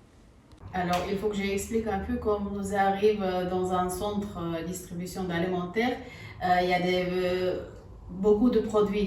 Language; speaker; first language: French; non-native, fluent; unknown